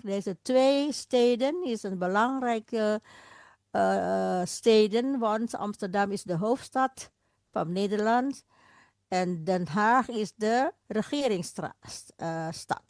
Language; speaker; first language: Dutch; non-native, fluent; Indonesian